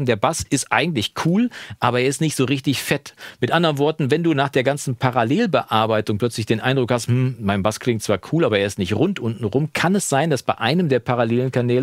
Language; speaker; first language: German; native; German